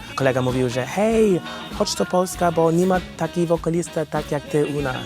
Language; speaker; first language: Polish; non-native, learner; English